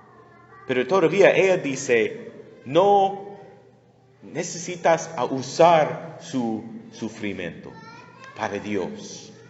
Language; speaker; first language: Spanish; non-native, fluent; English